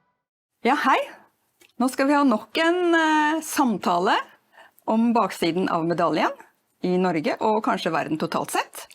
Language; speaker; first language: Norwegian; native; Norwegian